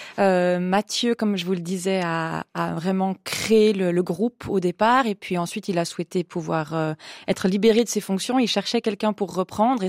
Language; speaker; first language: French; native; French